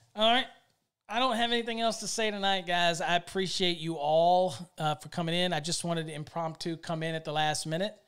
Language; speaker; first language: English; native; English